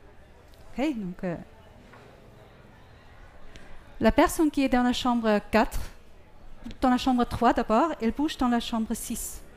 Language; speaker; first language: French; non-native, fluent; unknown